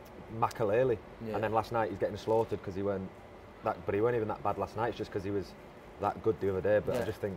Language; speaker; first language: English; native; English